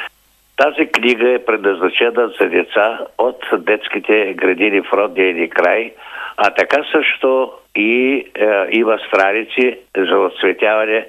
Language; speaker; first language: Bulgarian; native; Bulgarian